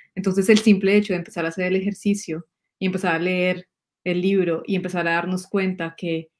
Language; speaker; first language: Spanish; native; Spanish